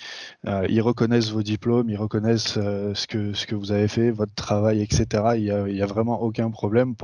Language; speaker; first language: French; native; French